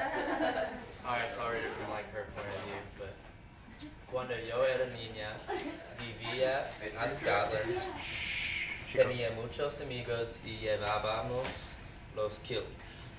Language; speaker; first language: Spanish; non-native, learner; English